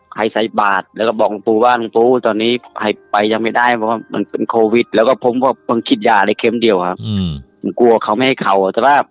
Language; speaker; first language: Thai; non-native, fluent; Khmer